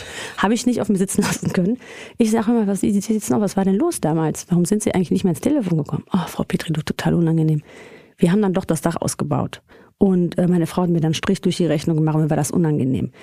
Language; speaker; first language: German; early bilingual, other home language; Greek